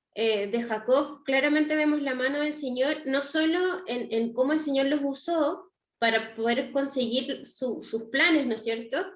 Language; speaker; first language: Spanish; native; Spanish